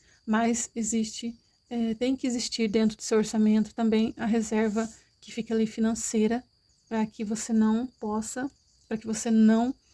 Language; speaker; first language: Portuguese; native; Portuguese